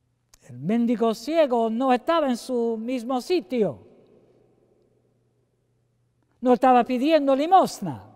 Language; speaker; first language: Spanish; non-native, fluent; English